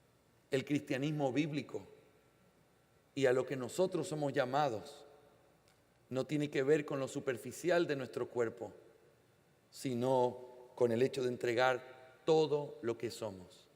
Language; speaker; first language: Spanish; native; Spanish